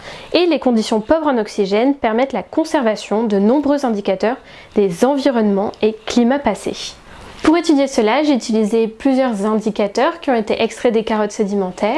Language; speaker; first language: French; native; French